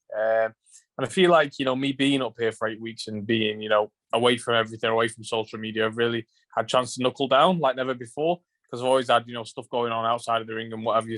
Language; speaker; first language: English; native; English